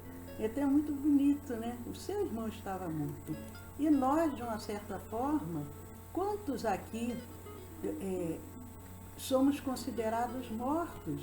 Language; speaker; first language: Portuguese; native; Portuguese